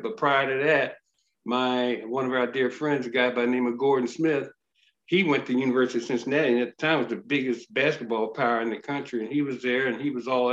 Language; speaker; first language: English; native; English